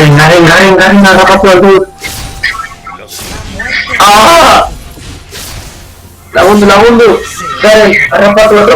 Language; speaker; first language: Basque; non-native, local second language; Spanish